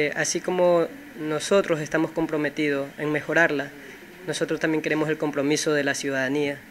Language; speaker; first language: Spanish; native; Spanish